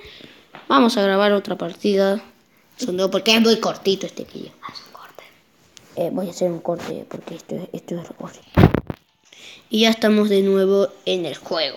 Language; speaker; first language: Spanish; native; Spanish